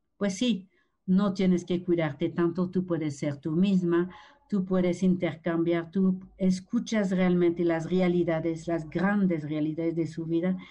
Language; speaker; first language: Spanish; non-native, fluent; French